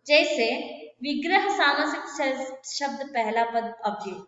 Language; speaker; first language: Hindi; non-native, local second language; Kannada